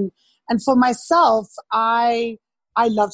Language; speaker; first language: English; native; English